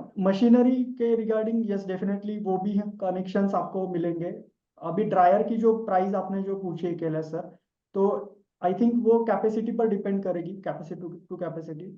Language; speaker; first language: Hindi; non-native, local second language; Marathi